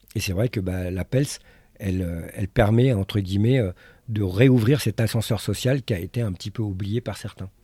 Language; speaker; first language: French; early bilingual, other home language; Arabic